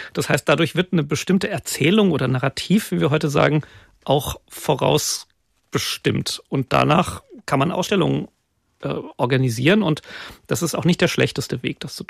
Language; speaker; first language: German; native; German